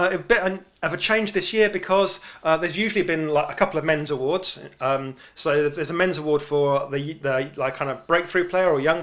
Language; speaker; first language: English; native; English